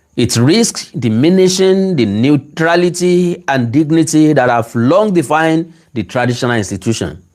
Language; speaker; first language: English; non-native, local second language; Yoruba